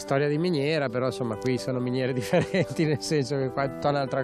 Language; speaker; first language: Italian; native; Italian